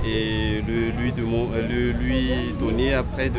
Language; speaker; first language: French; non-native, local second language; Malagasy